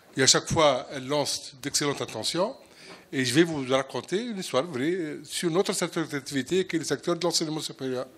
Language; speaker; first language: French; non-native, local second language; Arabic